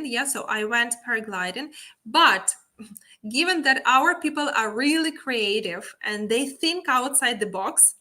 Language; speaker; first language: English; non-native, fluent; Ukrainian